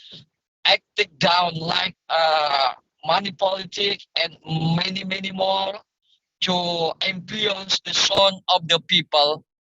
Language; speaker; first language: English; non-native, learner; Indonesian